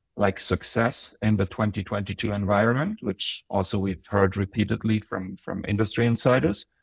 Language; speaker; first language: English; non-native, fluent; Bosnian